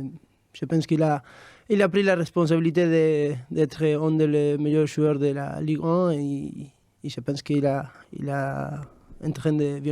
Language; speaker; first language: French; non-native, fluent; Spanish